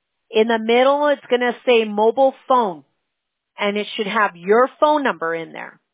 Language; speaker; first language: English; early bilingual, other home language; Spanish